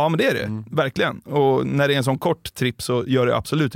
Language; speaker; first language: Swedish; native; Swedish